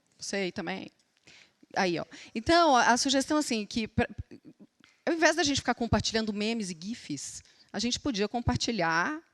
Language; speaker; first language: Portuguese; native; Portuguese